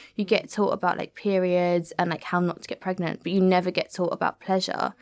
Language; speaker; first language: English; native; English